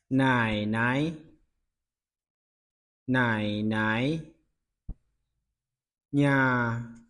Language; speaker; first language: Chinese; non-native, fluent; Lao